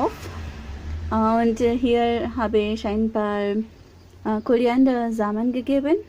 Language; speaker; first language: German; non-native, learner; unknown